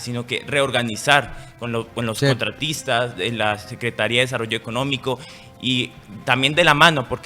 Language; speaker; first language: Spanish; native; Spanish